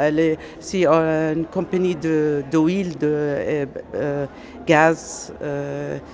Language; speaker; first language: French; non-native, learner; Arabic